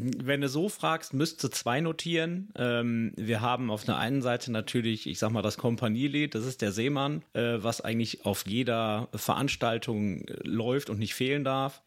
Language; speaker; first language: German; native; German